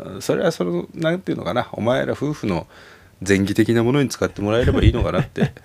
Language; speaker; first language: Japanese; native; Japanese